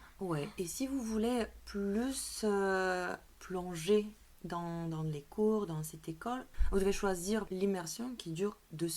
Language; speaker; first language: French; non-native, fluent; Bulgarian